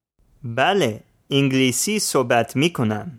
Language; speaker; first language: Persian; non-native, learner; English